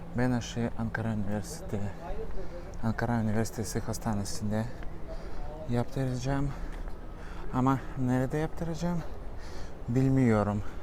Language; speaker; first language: Turkish; non-native, learner; Russian